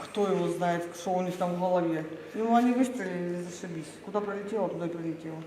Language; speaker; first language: Russian; native; Russian